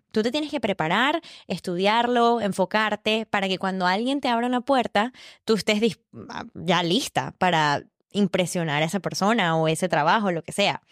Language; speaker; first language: Spanish; native; Spanish